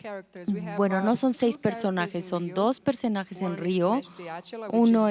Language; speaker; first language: Spanish; native; Spanish